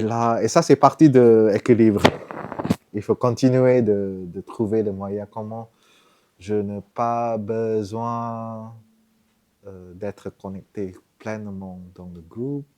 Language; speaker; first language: French; non-native, fluent; Vietnamese